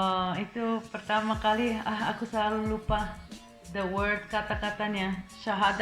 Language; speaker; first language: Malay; early bilingual, heritage; Malay